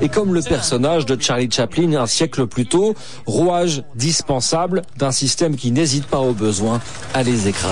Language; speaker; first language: French; native; French